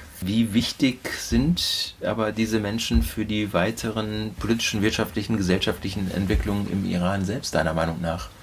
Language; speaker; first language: German; native; German